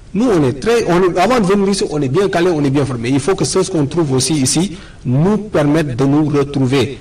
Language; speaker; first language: French; non-native, local second language; Wolof